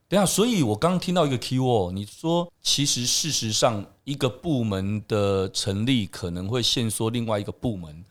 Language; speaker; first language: Chinese; native; Chinese